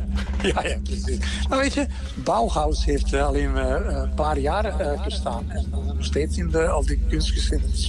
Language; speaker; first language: Dutch; non-native, fluent; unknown